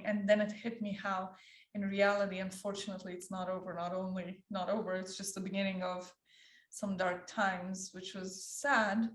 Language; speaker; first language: English; early bilingual, other home language; Persian